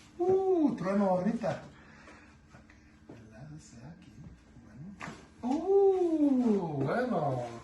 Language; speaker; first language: Spanish; non-native, learner; English